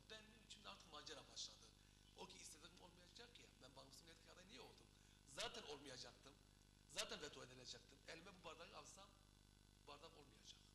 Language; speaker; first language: Turkish; non-native, local second language; Kurdish